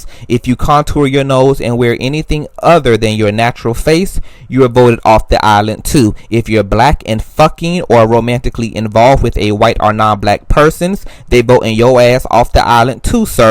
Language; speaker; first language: English; native; English